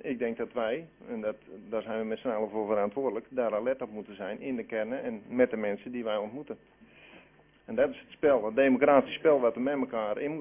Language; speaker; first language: Dutch; native; Dutch